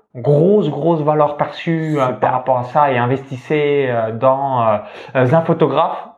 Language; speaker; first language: French; native; French